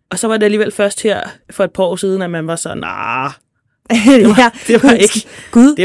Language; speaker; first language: Danish; native; Danish